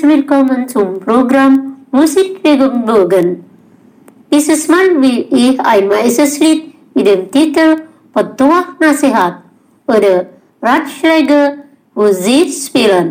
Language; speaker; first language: German; non-native, learner; Indonesian